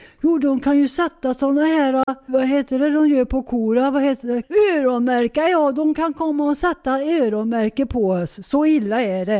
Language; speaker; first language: Swedish; native; Swedish